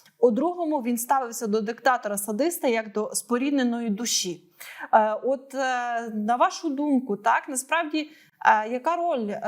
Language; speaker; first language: Ukrainian; native; Ukrainian